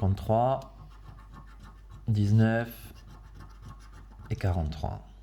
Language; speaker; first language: French; native; French